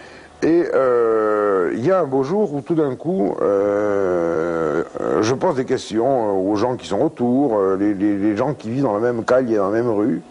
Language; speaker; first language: French; native; French